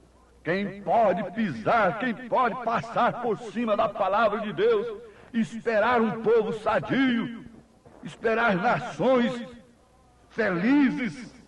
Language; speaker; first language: Portuguese; native; Portuguese